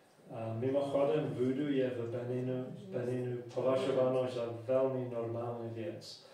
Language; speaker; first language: Czech; non-native, fluent; English